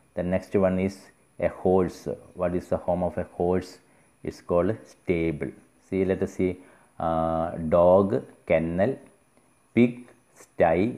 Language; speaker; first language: English; non-native, local second language; Malayalam